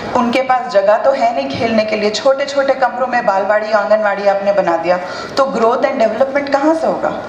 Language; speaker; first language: Hindi; native; Hindi